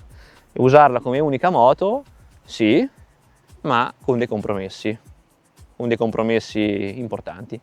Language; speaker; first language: Italian; native; Italian